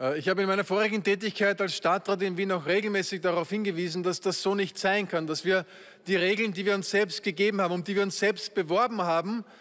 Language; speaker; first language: German; native; German